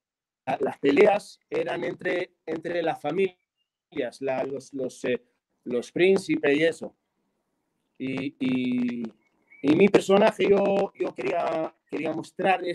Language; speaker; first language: Spanish; non-native, fluent; Hebrew